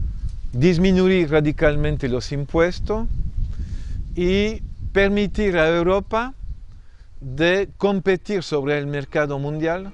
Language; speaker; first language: Spanish; non-native, fluent; French